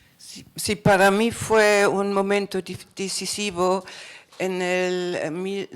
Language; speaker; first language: Spanish; non-native, fluent; German